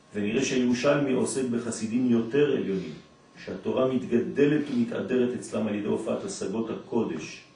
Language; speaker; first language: Hebrew; non-native, fluent; French